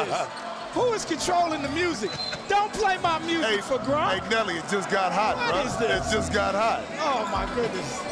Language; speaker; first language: English; native; English